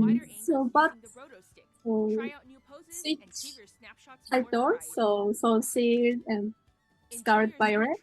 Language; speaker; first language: English; non-native, learner; Japanese